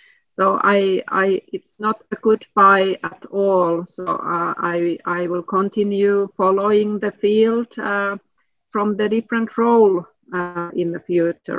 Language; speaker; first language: English; non-native, fluent; Finnish